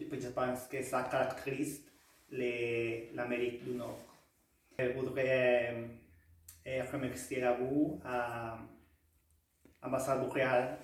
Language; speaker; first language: French; non-native, learner; Spanish